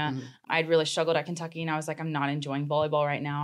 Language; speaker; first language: English; native; English